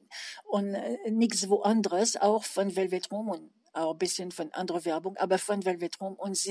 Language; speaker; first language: German; non-native, learner; French